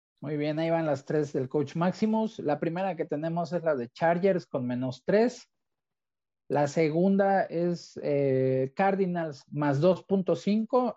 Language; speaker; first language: Spanish; native; Spanish